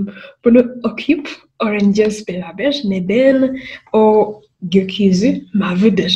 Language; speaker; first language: Turkish; non-native, learner; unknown